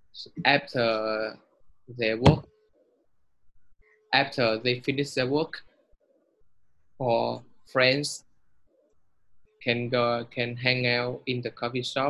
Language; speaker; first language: English; non-native, learner; Vietnamese